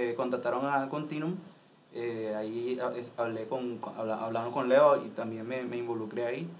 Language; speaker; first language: Spanish; native; Spanish